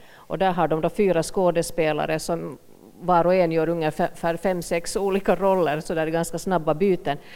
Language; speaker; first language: Swedish; native; Swedish